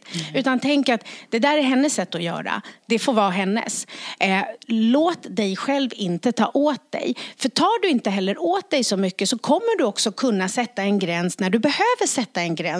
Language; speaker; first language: Swedish; native; Swedish